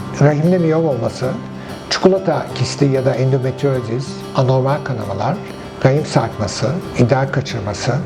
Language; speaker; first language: Turkish; native; Turkish